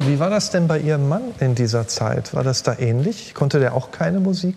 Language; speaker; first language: German; native; German